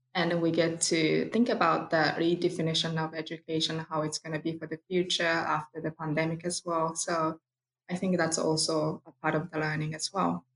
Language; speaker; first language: English; non-native, fluent; Japanese